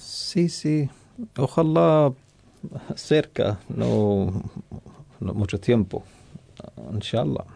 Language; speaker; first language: Spanish; non-native, local second language; Arabic